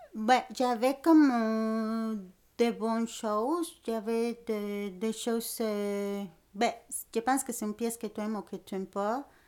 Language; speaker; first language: French; non-native, fluent; Spanish